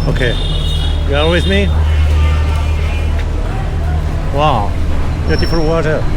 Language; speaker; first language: English; non-native, learner; French